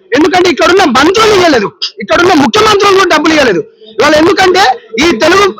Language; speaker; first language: Telugu; native; Telugu